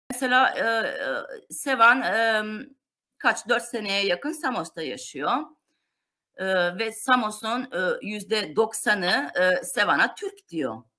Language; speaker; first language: Turkish; non-native, local second language; Armenian